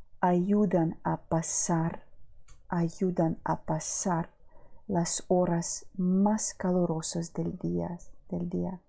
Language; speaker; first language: Spanish; non-native, fluent; Ukrainian